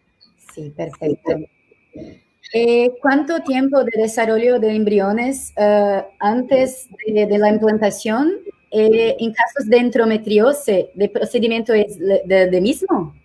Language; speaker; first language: Spanish; non-native, learner; Portuguese